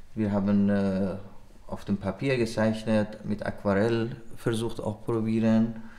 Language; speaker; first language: German; non-native, learner; Persian